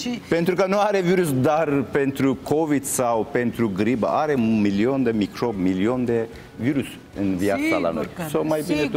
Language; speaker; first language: Romanian; non-native, learner; Turkish